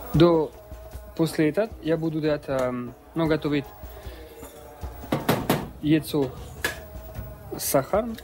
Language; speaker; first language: Russian; non-native, learner; French